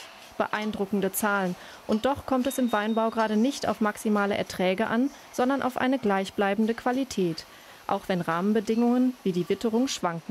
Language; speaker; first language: German; native; German